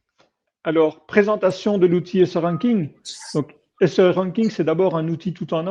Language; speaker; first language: French; native; French